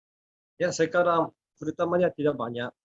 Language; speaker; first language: Indonesian; non-native, learner; Japanese